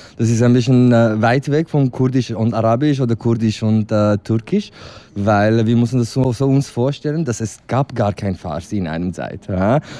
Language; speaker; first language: German; non-native, fluent; Kurdish